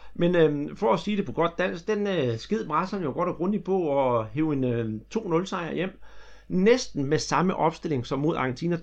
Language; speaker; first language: Danish; native; Danish